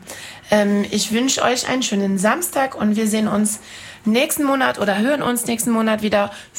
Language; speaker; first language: German; non-native, fluent; French